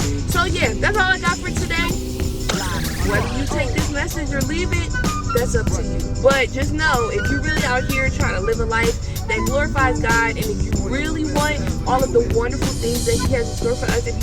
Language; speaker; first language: English; native; English